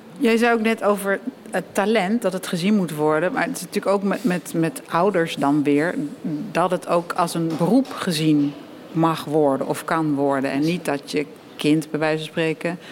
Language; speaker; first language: Dutch; early bilingual, other home language; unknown